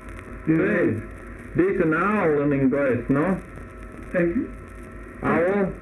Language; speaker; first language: Spanish; non-native, learner; English